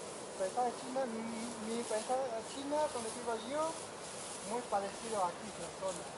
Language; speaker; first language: Spanish; non-native, learner; Chinese